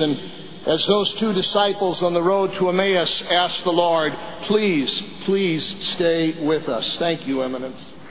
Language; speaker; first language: English; native; English